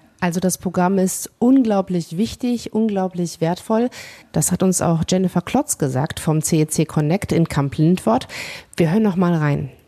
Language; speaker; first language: German; native; German